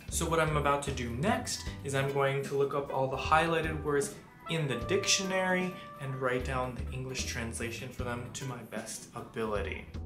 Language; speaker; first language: English; native; English